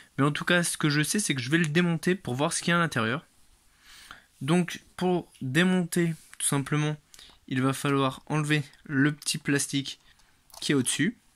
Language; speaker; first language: French; native; French